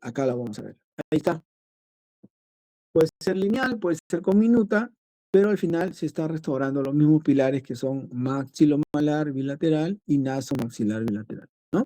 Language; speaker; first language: Spanish; native; Spanish